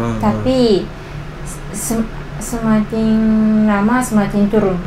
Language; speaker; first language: Indonesian; non-native, learner; Japanese